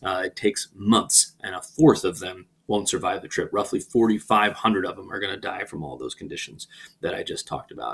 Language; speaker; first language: English; native; English